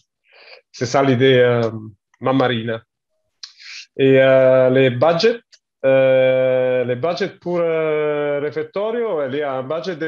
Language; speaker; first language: French; non-native, learner; Italian